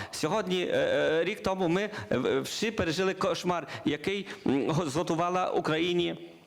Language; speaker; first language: Ukrainian; non-native, learner; Polish